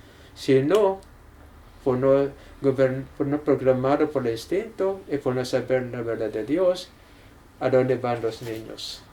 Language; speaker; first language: Spanish; non-native, learner; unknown